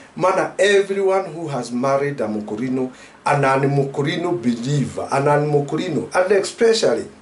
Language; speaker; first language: English; non-native, local second language; Swahili